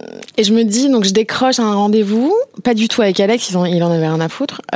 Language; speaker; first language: French; native; French